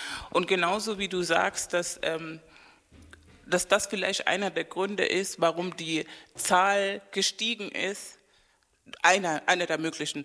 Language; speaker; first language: German; non-native, fluent; Spanish